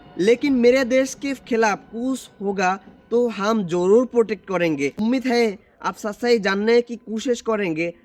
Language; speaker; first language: Hindi; non-native, learner; Bangla